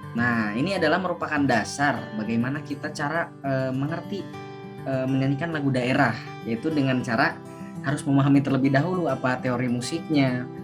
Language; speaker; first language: Indonesian; native; Indonesian